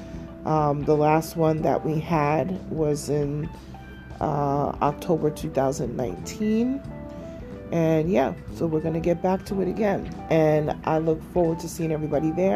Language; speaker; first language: English; native; English